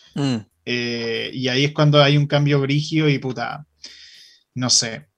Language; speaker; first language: Spanish; native; Spanish